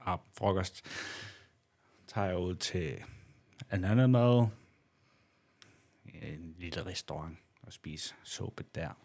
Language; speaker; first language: Danish; non-native, local second language; Kalaallisut